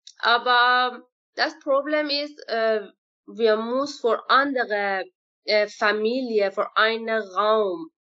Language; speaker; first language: German; non-native, learner; Persian